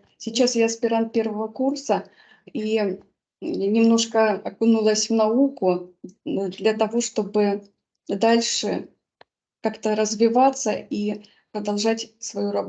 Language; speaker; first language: Russian; native; Russian